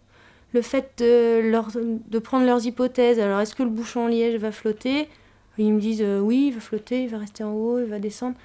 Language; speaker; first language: French; native; French